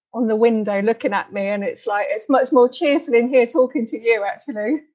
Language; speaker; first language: English; native; English